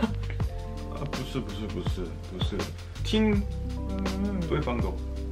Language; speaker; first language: Chinese; non-native, learner; Korean